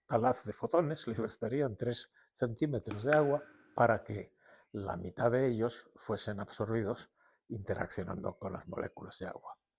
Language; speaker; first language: Spanish; native; Spanish